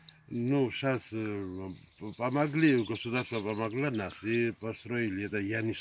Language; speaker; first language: Russian; non-native, local second language; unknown